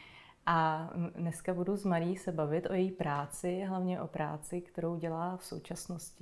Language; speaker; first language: Czech; native; Czech